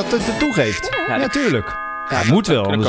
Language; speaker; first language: Dutch; native; Dutch